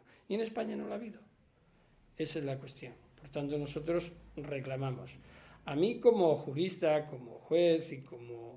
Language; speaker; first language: Spanish; native; Spanish